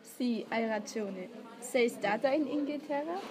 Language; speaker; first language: Italian; non-native, learner; German